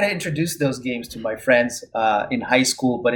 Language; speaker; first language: English; non-native, fluent; Spanish